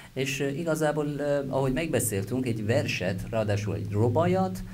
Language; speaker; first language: Hungarian; non-native, fluent; Persian